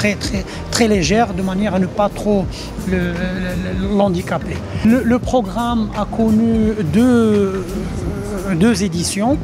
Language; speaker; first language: French; non-native, local second language; Arabic